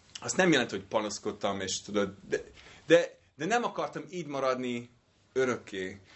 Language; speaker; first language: Hungarian; non-native, fluent; English